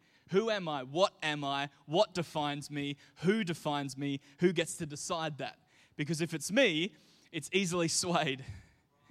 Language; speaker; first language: English; native; English